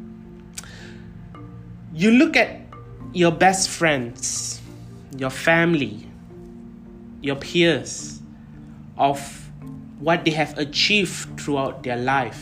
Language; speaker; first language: English; non-native, local second language; Tamil